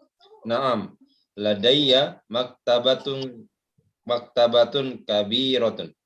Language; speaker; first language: Arabic; non-native, learner; Indonesian